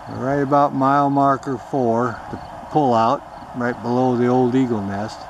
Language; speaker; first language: English; native; English